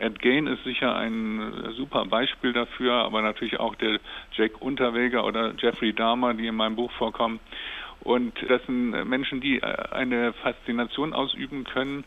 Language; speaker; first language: German; native; German